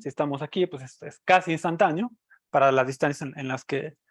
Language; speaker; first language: Spanish; native; Spanish